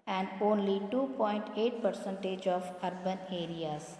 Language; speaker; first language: English; non-native, local second language; Kannada